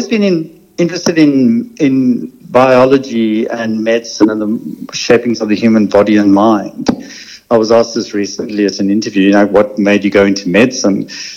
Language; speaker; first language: English; native; English